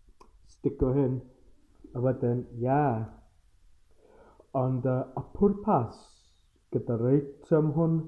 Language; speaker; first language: Welsh; non-native, learner; English